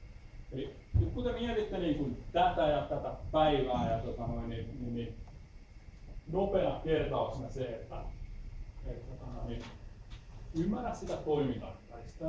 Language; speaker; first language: Finnish; native; Finnish